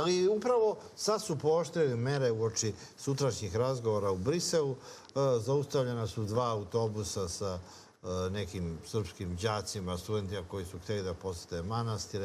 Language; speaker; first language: Bosnian; native; Bosnian